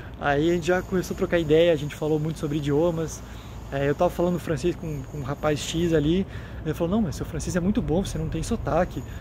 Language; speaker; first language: Portuguese; native; Portuguese